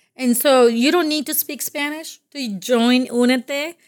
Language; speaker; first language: English; non-native, fluent; Spanish